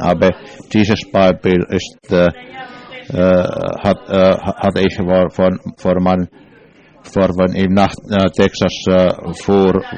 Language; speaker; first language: German; non-native, learner; English